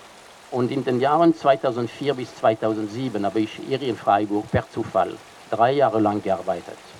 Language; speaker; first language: German; non-native, fluent; French